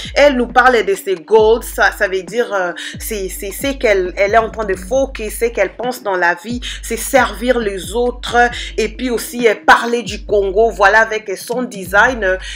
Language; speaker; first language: French; non-native, local second language; Lingala